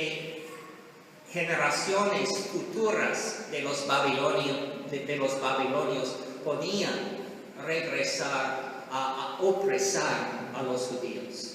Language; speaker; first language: Spanish; non-native, learner; English